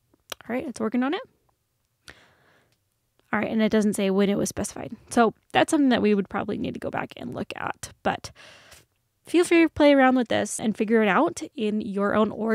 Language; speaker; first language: English; native; English